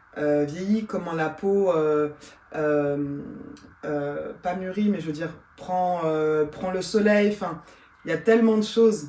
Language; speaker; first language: French; native; French